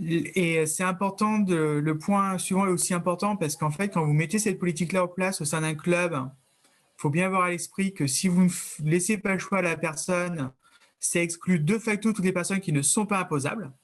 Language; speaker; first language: French; native; French